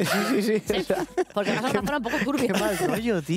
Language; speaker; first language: Spanish; native; Spanish